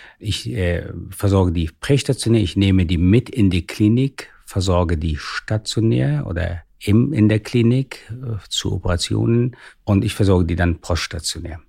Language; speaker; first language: German; non-native, fluent; Persian